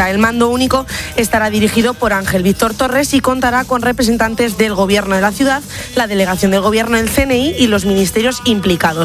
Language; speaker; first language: Spanish; native; Spanish